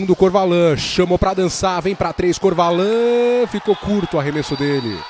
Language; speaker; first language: Portuguese; native; Portuguese